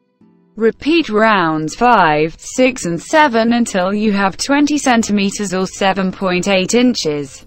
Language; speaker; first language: English; non-native, learner; Spanish